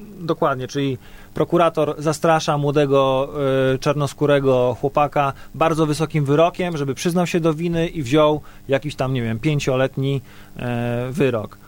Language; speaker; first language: Polish; native; Polish